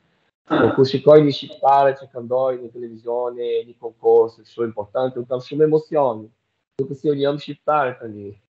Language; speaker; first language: Albanian; non-native, learner; Portuguese